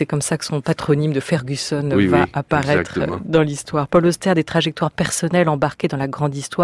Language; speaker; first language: French; native; French